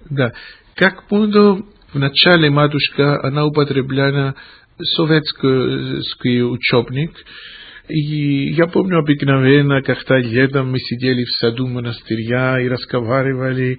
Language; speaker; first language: Russian; non-native, fluent; Greek